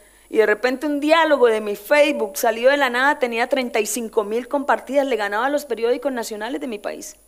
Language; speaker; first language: Spanish; native; Spanish